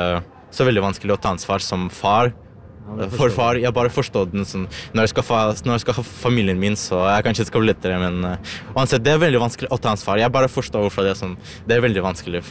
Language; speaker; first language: Norwegian; non-native, learner; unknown